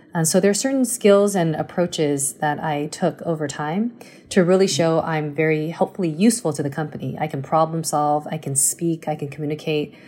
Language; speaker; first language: English; early bilingual, other home language; Chinese